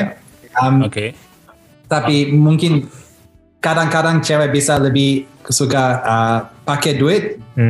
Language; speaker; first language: Indonesian; early bilingual, heritage; Indonesian